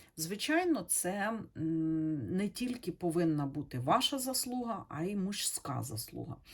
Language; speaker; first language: Ukrainian; non-native, local second language; Russian